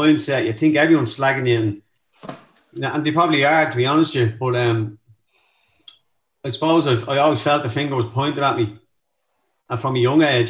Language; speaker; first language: English; native; English